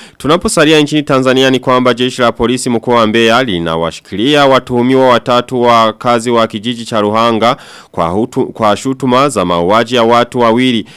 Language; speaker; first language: Swahili; non-native, local second language; Rundi